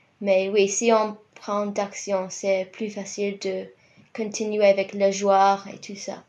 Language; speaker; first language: French; non-native, fluent; English